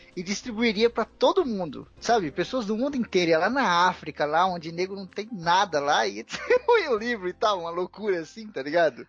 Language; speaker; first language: Portuguese; native; Portuguese